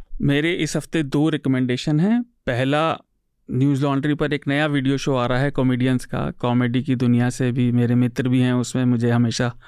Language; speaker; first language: Hindi; native; Hindi